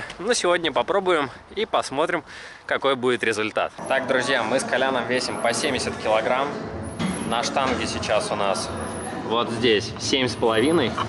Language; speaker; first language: Russian; native; Russian